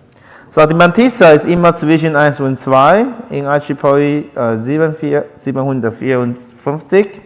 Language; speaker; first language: German; non-native, learner; Chinese